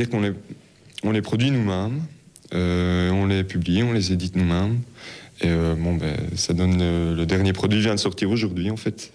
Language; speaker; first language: French; native; French